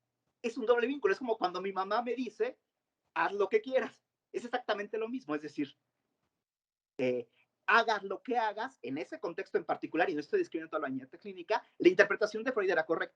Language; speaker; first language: Spanish; native; Spanish